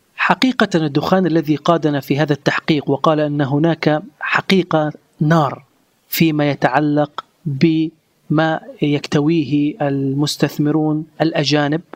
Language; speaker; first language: Arabic; native; Arabic